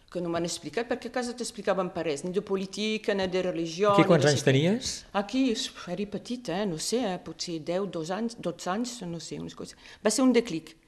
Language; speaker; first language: Catalan; non-native, local second language; French